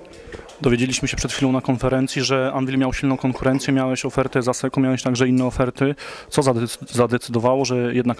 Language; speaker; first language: Polish; native; Polish